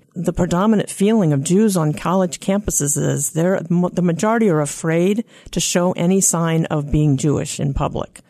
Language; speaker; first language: English; native; English